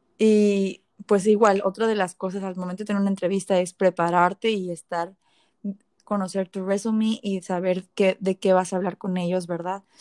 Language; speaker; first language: Spanish; native; Spanish